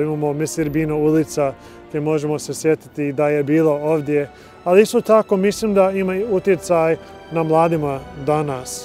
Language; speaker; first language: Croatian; non-native, learner; English